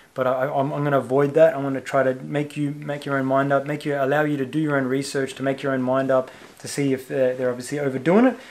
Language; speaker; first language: English; native; English